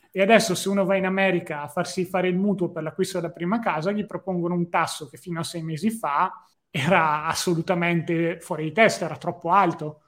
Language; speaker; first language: Italian; native; Italian